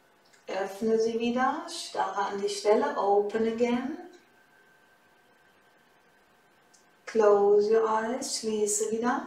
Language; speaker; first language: German; native; German